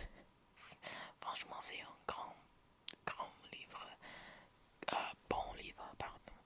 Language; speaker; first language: French; non-native, learner; English